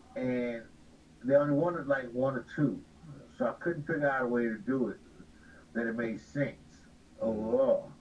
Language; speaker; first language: English; native; English